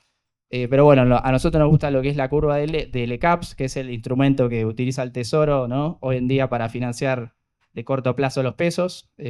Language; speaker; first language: Spanish; native; Spanish